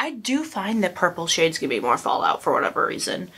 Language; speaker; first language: English; native; English